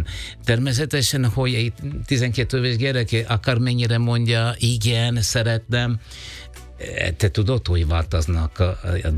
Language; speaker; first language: Hungarian; non-native, learner; Italian